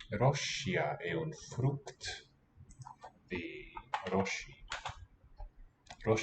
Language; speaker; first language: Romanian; non-native, learner; English